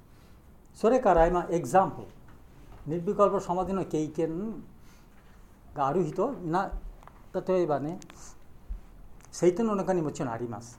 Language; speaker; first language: Japanese; non-native, learner; Bangla